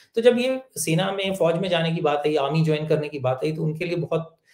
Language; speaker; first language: Hindi; native; Hindi